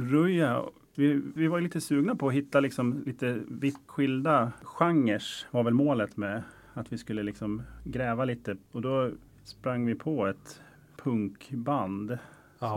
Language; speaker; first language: Swedish; native; Swedish